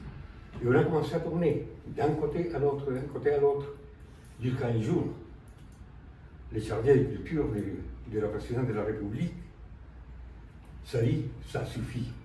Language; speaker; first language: French; non-native, fluent; Spanish